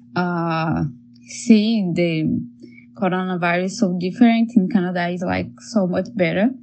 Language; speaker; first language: English; non-native, learner; Portuguese